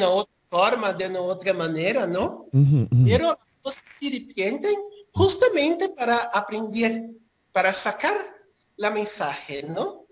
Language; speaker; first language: Spanish; non-native, learner; Portuguese